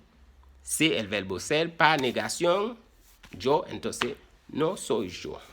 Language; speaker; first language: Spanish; non-native, fluent; Haitian Creole